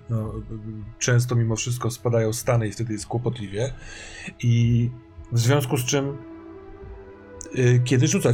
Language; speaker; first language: Polish; native; Polish